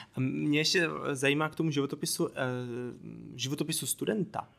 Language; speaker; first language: Czech; native; Czech